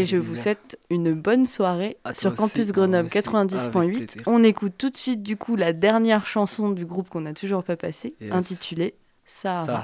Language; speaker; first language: French; native; French